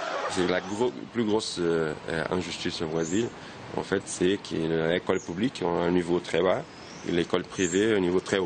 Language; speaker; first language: French; non-native, fluent; Portuguese